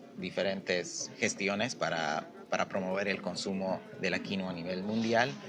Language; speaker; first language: Spanish; native; Spanish